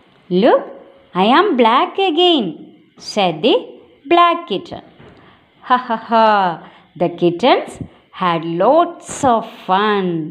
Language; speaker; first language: English; non-native, local second language; Malayalam